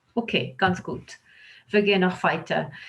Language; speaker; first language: German; non-native, fluent; English